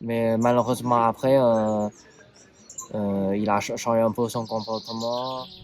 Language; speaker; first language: French; non-native, learner; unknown